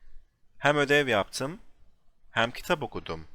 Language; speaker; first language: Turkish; non-native, fluent; English